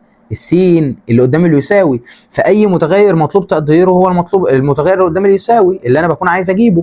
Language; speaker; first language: Arabic; native; Arabic